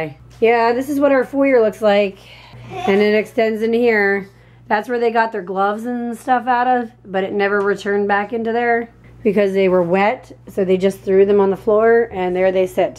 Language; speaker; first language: English; native; English